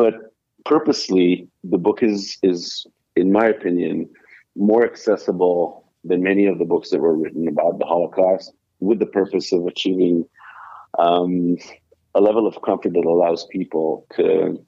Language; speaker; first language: English; non-native, fluent; Hebrew